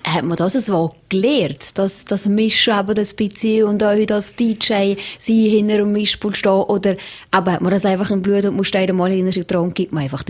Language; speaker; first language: German; native; German